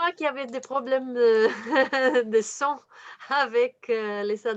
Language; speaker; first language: French; non-native, fluent; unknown